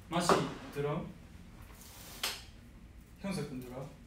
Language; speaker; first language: Korean; non-native, fluent; Japanese